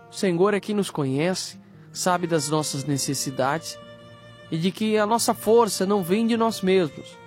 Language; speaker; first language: Portuguese; native; Portuguese